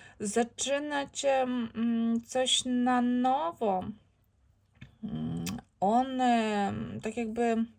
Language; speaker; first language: Polish; non-native, learner; Ukrainian